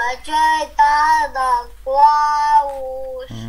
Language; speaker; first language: Chinese; early bilingual, heritage; Chinese